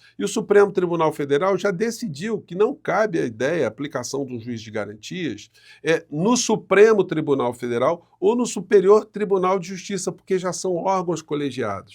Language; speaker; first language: Portuguese; native; Portuguese